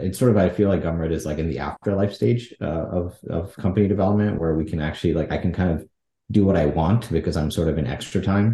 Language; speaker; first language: English; native; English